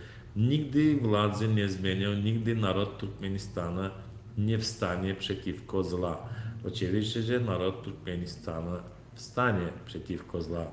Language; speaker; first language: Polish; non-native, learner; Turkmen